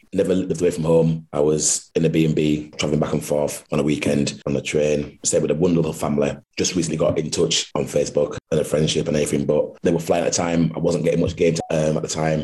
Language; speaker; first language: English; native; English